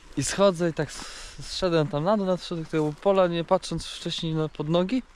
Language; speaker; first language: Polish; native; Polish